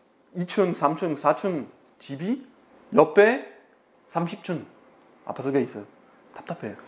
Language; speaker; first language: Korean; non-native, fluent; French